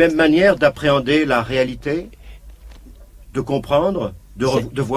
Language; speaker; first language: French; native; French